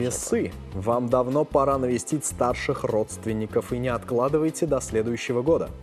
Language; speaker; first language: Russian; native; Russian